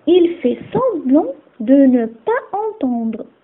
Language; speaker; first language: French; non-native, local second language; Arabic